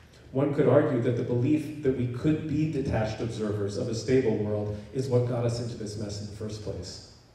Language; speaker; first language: English; native; English